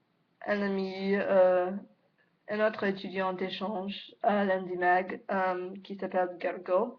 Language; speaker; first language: French; non-native, learner; English